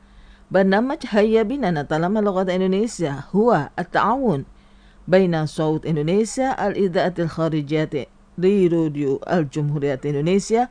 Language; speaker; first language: Arabic; non-native, fluent; Indonesian